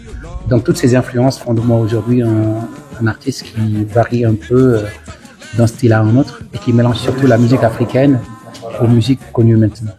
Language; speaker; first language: French; non-native, local second language; Wolof